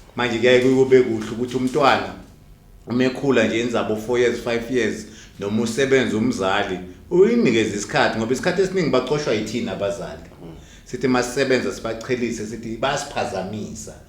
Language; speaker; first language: Zulu; native; Zulu